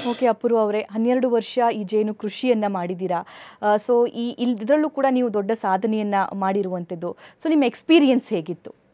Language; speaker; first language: Kannada; native; Kannada